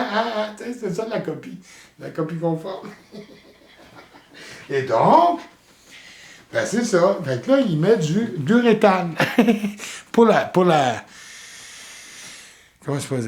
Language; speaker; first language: French; native; French